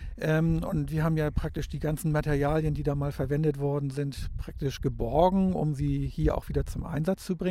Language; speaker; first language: German; native; German